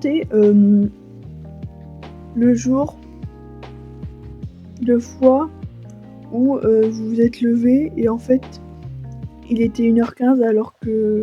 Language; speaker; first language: French; native; French